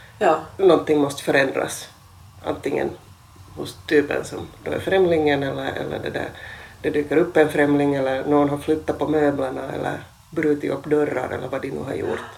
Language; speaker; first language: Swedish; native; Swedish